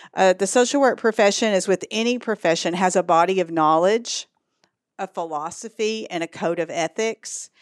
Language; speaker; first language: English; native; English